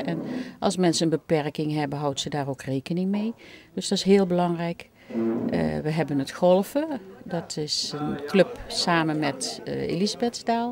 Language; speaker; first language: Dutch; native; Dutch